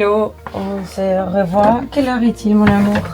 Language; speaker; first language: French; non-native, fluent; Spanish